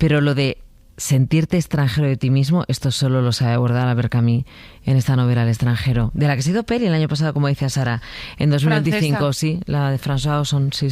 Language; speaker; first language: Spanish; native; Spanish